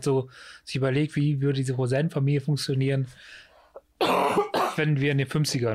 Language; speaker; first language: German; native; German